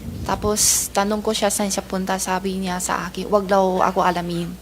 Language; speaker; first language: Filipino; non-native, learner; Chinese